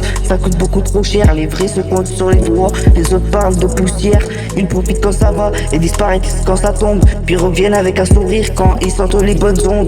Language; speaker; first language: French; native; French